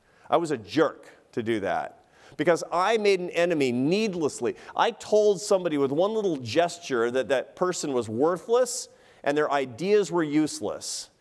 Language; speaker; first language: English; native; English